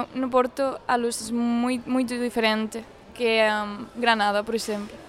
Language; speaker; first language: Portuguese; non-native, learner; Spanish